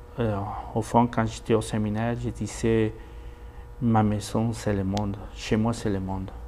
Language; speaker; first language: French; non-native, fluent; Spanish